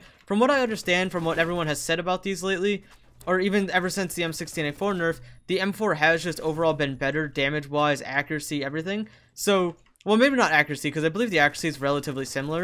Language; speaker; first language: English; native; English